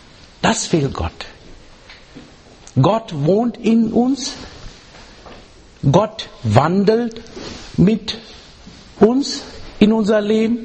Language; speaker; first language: German; non-native, learner; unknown